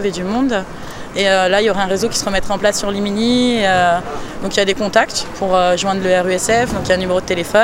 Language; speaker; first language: French; native; French